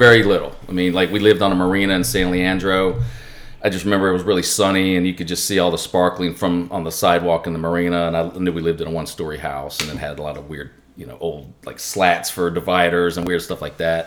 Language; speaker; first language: English; native; English